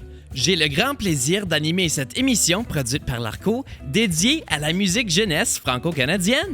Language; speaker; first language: French; native; French